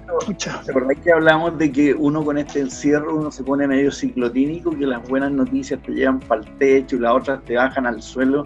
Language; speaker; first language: Spanish; native; Spanish